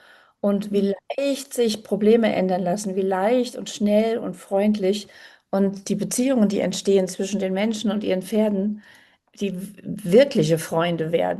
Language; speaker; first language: German; native; German